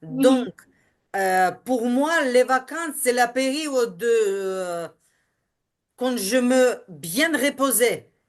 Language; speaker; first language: French; non-native, learner; Ukrainian